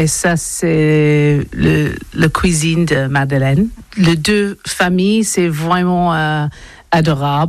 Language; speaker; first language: French; non-native, learner; English